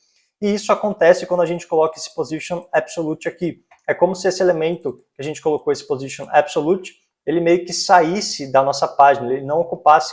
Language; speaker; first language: Portuguese; native; Portuguese